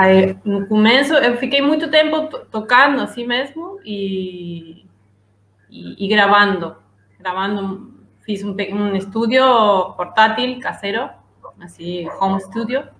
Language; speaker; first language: Portuguese; non-native, learner; Spanish